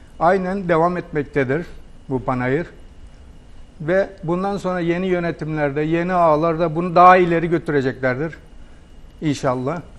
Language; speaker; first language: Turkish; native; Turkish